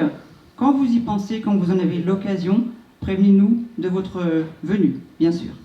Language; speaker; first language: French; native; French